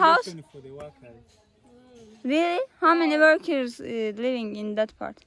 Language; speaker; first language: English; non-native, learner; Turkish